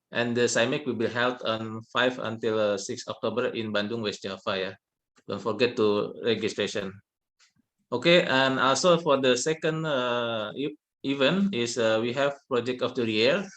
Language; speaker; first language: English; non-native, learner; Indonesian